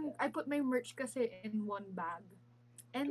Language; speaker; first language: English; non-native, local second language; Filipino